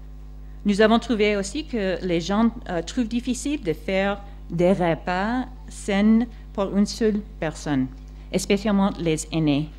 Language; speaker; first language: French; non-native, fluent; English